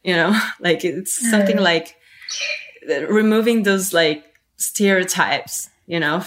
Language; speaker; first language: English; non-native, fluent; Italian